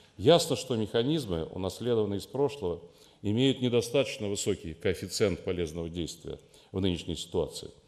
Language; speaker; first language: Russian; native; Russian